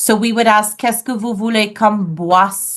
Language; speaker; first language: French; non-native, fluent; English